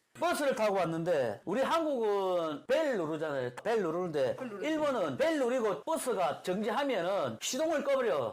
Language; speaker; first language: Korean; native; Korean